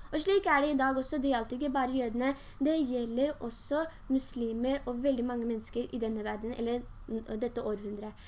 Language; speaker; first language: Norwegian; early bilingual, other home language; Urdu